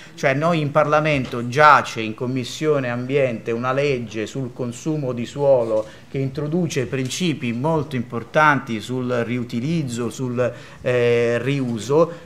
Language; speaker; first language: Italian; native; Italian